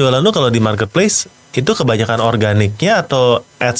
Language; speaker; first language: Indonesian; native; Indonesian